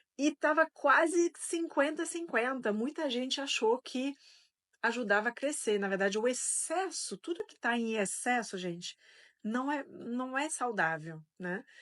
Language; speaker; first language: Portuguese; non-native, fluent; French